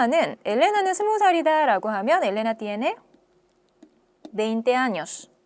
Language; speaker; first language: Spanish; non-native, fluent; Korean